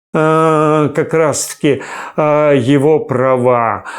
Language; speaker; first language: Russian; non-native, local second language; Crimean Tatar